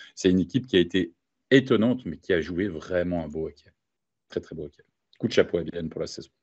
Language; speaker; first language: French; native; French